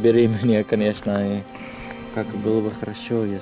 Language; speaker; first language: Russian; non-native, learner; Dutch